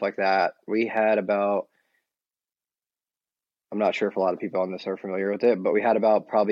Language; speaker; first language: English; native; English